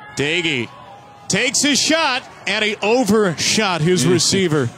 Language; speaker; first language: English; native; English